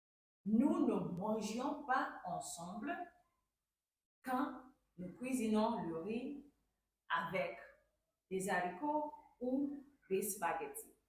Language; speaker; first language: French; non-native, fluent; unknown